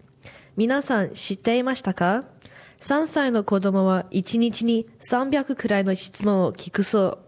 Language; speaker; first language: Japanese; non-native, learner; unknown